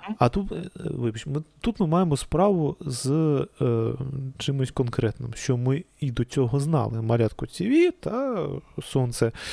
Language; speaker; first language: Ukrainian; native; Ukrainian